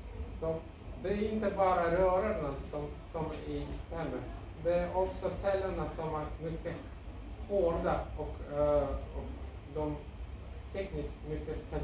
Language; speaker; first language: Swedish; non-native, learner; Russian